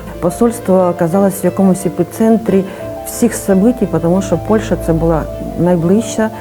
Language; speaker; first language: Ukrainian; native; Ukrainian